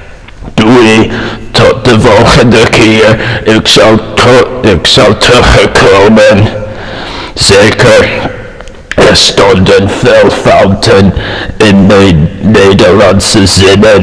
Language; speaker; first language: Dutch; non-native, learner; English